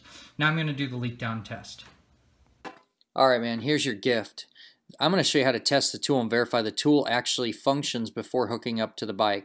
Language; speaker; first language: English; native; English